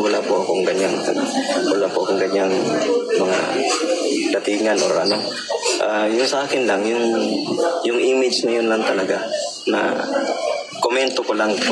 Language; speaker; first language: Filipino; non-native, local second language; Cebuano